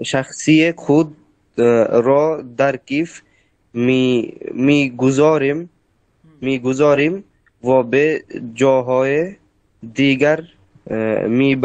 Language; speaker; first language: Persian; non-native, learner; Bangla